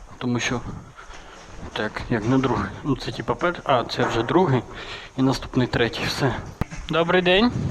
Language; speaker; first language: Ukrainian; non-native, local second language; Russian